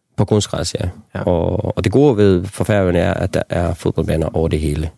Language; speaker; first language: Danish; non-native, local second language; Faroese